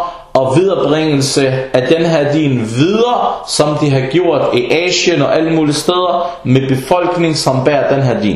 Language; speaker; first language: Danish; early bilingual, other home language; Arabic